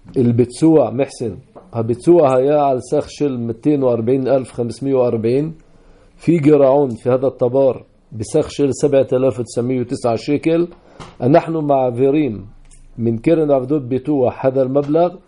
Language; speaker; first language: Hebrew; non-native, local second language; Arabic